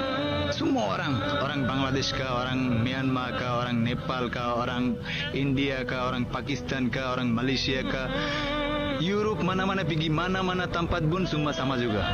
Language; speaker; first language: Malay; non-native, learner; Bangla